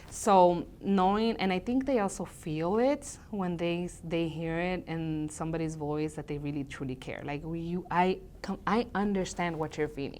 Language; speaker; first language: English; early bilingual, other home language; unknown